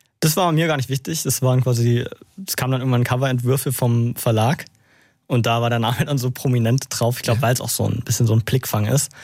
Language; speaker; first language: German; native; German